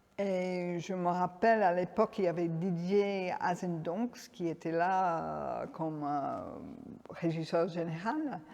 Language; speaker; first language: French; non-native, fluent; English